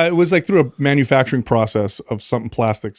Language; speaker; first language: English; native; English